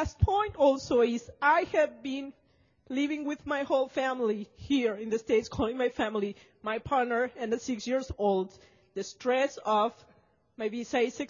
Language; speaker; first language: English; non-native, fluent; Russian